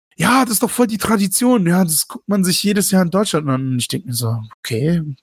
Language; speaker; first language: German; early bilingual, other home language; Russian